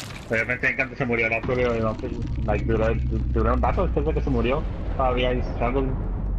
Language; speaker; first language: Spanish; early bilingual, heritage; Spanish